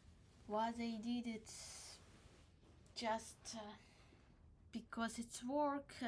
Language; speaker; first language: English; non-native, learner; Crimean Tatar